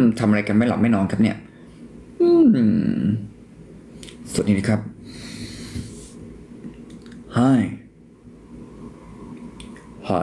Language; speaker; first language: Thai; native; Thai